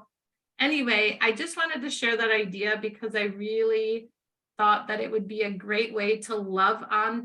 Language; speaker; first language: English; native; English